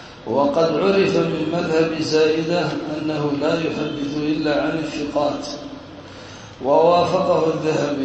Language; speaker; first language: Arabic; native; Arabic